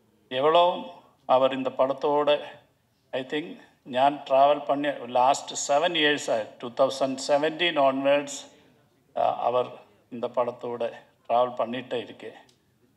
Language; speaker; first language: Tamil; non-native, learner; Malayalam